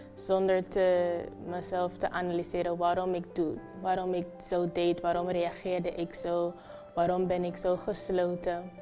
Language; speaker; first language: Dutch; non-native, local second language; Papiamento